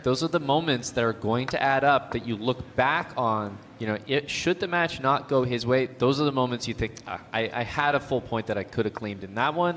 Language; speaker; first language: English; native; English